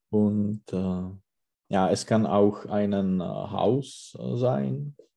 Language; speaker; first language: German; non-native, learner; Czech